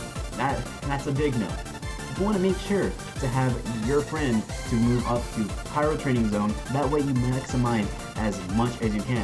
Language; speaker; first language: English; native; English